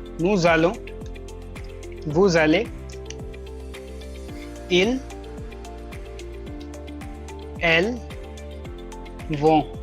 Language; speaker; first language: French; non-native, fluent; Hindi